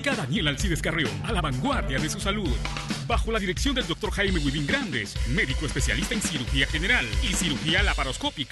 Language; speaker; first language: Spanish; native; Spanish